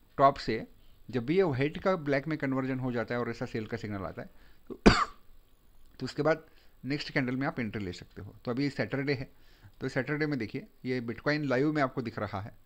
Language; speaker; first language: Hindi; non-native, local second language; Marathi